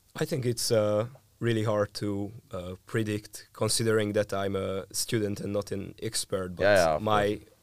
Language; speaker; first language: English; non-native, fluent; Hungarian